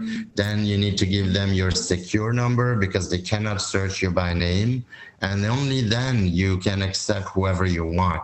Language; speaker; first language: English; non-native, fluent; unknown